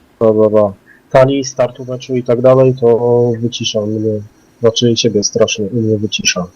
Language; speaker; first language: Polish; native; Polish